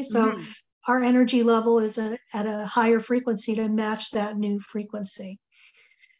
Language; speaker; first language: English; native; English